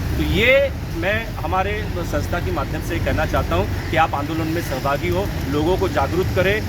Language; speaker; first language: Hindi; native; Hindi